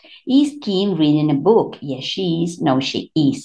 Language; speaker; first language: English; non-native, fluent; Spanish